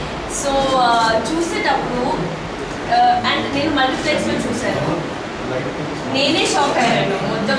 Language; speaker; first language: Telugu; non-native, local second language; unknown